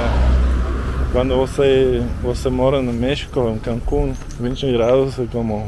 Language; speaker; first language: Portuguese; non-native, learner; Russian